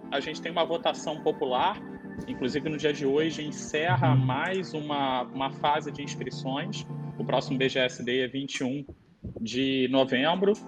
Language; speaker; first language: Portuguese; native; Portuguese